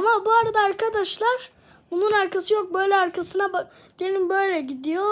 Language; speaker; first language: Turkish; native; Turkish